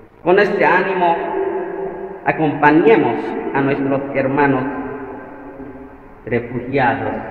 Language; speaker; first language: Spanish; non-native, fluent; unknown